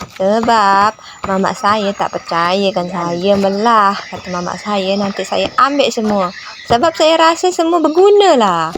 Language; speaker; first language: Malay; native; Malay